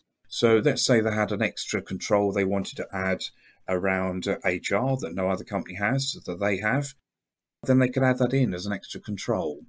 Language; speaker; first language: English; native; English